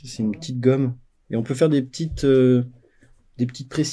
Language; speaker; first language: French; native; French